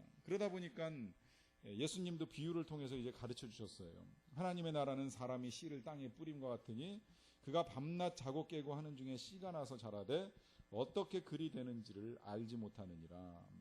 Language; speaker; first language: Korean; native; Korean